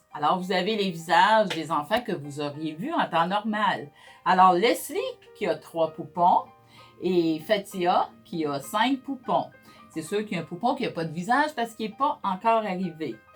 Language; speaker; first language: French; native; French